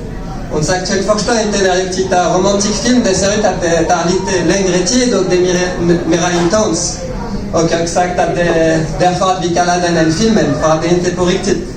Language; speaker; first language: Swedish; non-native, learner; French